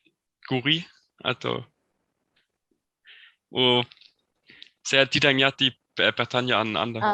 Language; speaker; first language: Indonesian; non-native, learner; German